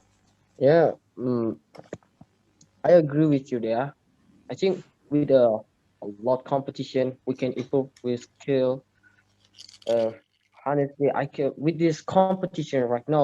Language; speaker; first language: English; non-native, learner; Indonesian